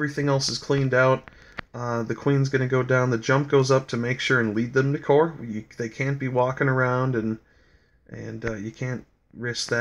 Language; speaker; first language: English; native; English